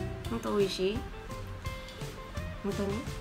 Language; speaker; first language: Japanese; non-native, fluent; Filipino